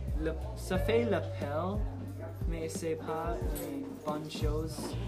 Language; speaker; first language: French; non-native, learner; English